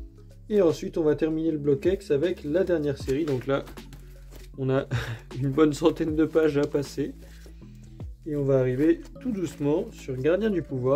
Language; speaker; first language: French; native; French